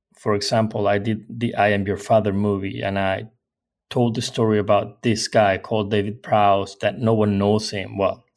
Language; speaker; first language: English; non-native, fluent; Spanish